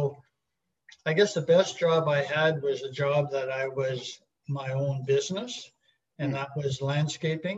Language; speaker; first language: English; native; English